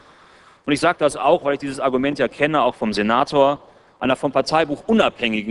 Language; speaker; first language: German; native; German